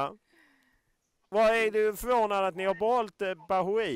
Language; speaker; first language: Swedish; native; Swedish